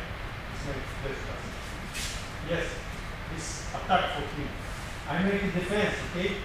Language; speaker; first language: English; non-native, learner; Russian